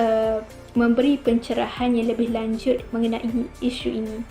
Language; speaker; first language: Malay; native; Malay